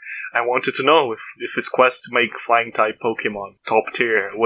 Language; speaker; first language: English; non-native, fluent; Portuguese